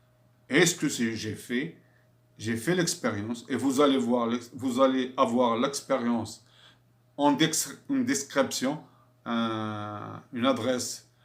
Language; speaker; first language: French; non-native, fluent; Arabic